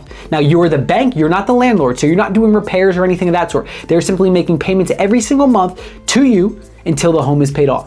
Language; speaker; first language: English; native; English